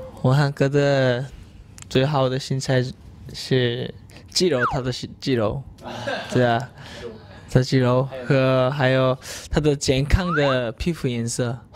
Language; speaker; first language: Chinese; non-native, learner; Korean